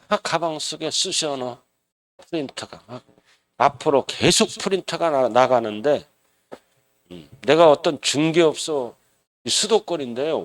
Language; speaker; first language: Korean; native; Korean